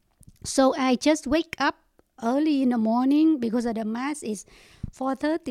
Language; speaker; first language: English; non-native, learner; Vietnamese